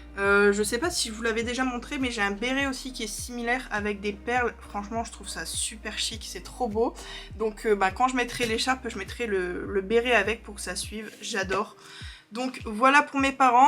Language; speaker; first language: French; native; French